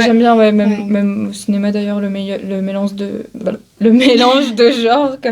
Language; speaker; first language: French; native; French